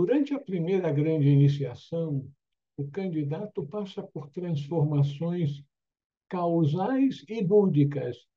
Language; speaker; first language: Portuguese; native; Portuguese